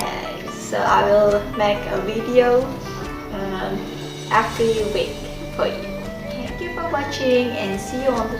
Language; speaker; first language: English; non-native, fluent; Indonesian